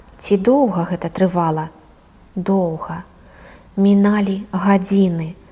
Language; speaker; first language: Belarusian; native; Belarusian